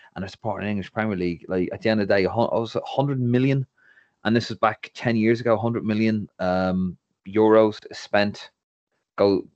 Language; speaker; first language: English; native; English